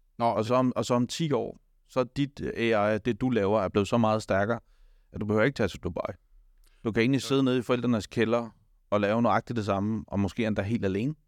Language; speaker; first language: Danish; native; Danish